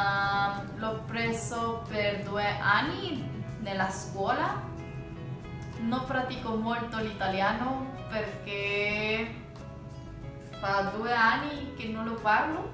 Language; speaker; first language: Italian; non-native, learner; Spanish